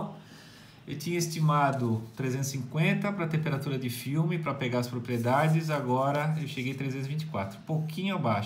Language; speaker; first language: Portuguese; native; Portuguese